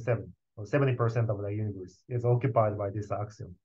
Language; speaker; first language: English; non-native, fluent; Japanese